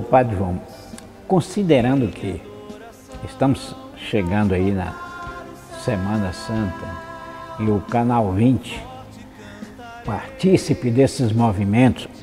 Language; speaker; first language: Portuguese; native; Portuguese